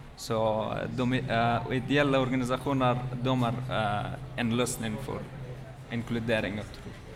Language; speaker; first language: Swedish; non-native, learner; Persian